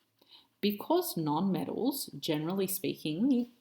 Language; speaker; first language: English; native; English